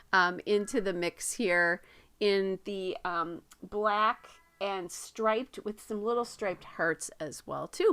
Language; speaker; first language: English; native; English